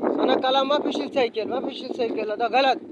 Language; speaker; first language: Arabic; non-native, learner; Bangla